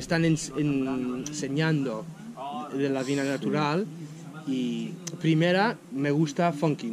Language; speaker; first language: Spanish; non-native, learner; English